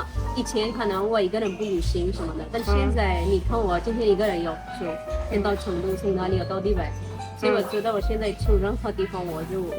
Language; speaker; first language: Chinese; non-native, fluent; Urdu